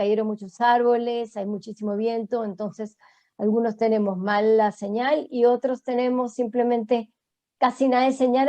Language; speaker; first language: Spanish; native; Spanish